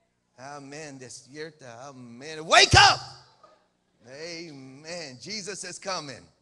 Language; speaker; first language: Spanish; early bilingual, heritage; English